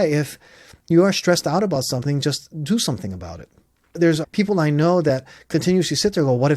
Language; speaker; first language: English; native; English